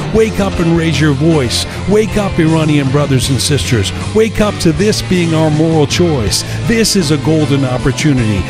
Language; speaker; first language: English; native; English